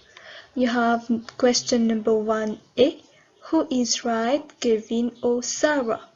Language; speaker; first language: English; non-native, local second language; Morisyen